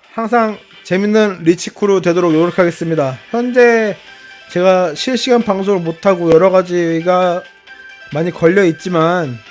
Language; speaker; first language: Korean; native; Korean